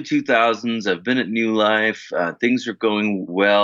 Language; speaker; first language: English; native; English